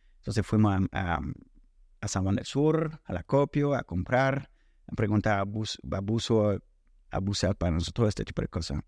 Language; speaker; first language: Spanish; non-native, fluent; French